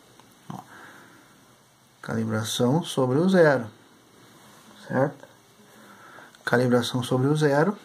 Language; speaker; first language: Portuguese; native; Portuguese